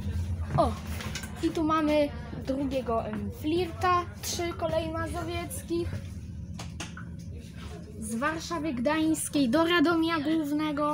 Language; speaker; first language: Polish; native; Polish